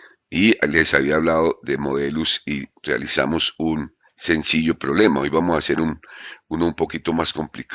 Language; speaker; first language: Spanish; native; Spanish